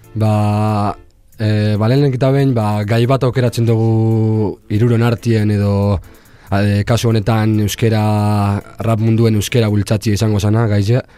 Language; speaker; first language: Basque; native; Basque